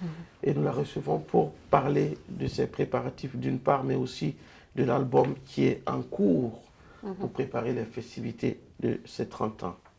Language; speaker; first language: French; non-native, local second language; Lingala